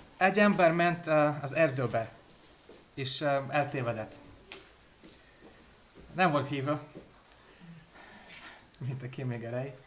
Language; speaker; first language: Hungarian; non-native, learner; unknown